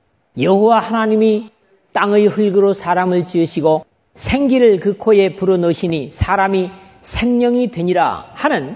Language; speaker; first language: Korean; native; Korean